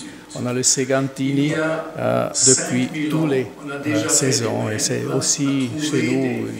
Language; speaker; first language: French; non-native, learner; German